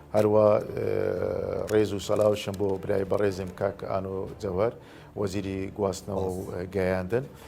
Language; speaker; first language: Central Kurdish; non-native, local second language; Azerbaijani